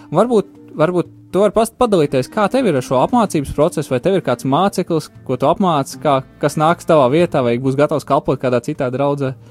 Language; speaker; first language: Latvian; native; Latvian